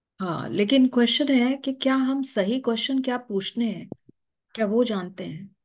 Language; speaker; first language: Hindi; native; Hindi